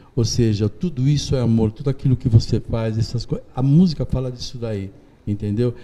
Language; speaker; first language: Portuguese; early bilingual, other home language; Italian